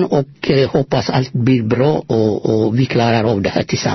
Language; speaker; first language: Swedish; non-native, fluent; Amharic